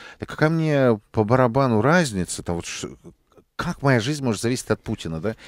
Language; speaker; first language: Russian; native; Russian